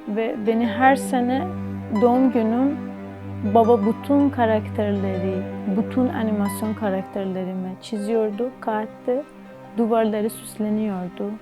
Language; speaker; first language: Turkish; non-native, learner; Persian